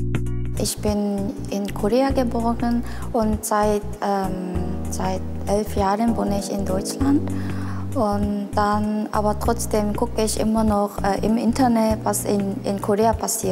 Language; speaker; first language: German; non-native, fluent; Korean